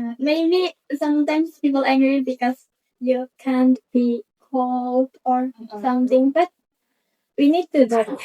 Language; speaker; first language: English; non-native, learner; Indonesian